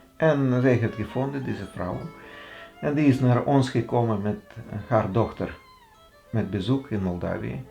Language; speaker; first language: Dutch; non-native, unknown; Russian